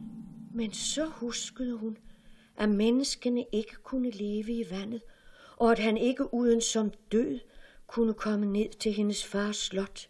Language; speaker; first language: Danish; native; Danish